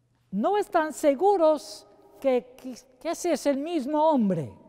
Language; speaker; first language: Spanish; non-native, fluent; English